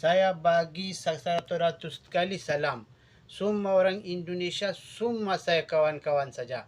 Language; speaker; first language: Indonesian; non-native, learner; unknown